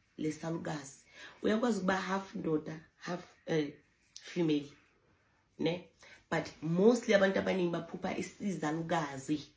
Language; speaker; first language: Zulu; non-native, local second language; Southern Sotho